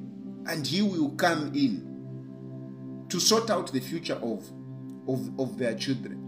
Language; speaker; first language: English; non-native, local second language; Bemba